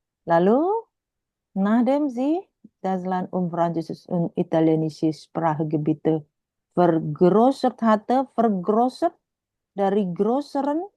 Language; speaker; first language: German; non-native, fluent; Indonesian